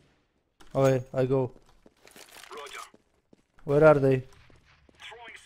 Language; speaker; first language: English; non-native, learner; Polish